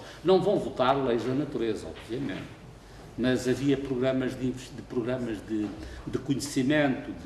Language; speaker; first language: Portuguese; native; Portuguese